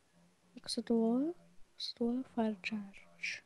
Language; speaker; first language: Czech; non-native, local second language; Slovak